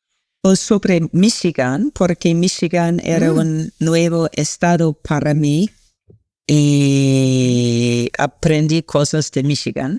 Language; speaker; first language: Spanish; non-native, learner; English